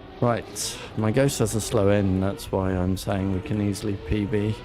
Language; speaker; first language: English; native; English